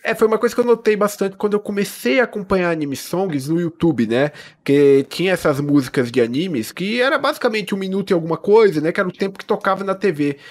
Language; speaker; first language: Portuguese; native; Portuguese